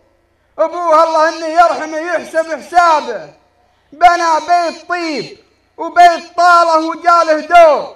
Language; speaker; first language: Arabic; native; Arabic